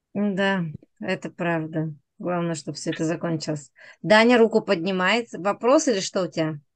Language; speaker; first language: Russian; native; Russian